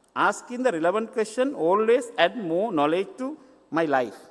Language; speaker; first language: English; non-native, local second language; Sinhala